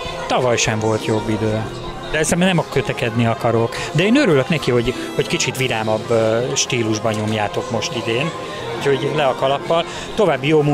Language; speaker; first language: Hungarian; native; Hungarian